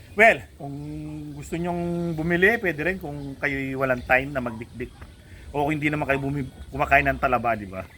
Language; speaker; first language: Filipino; native; Filipino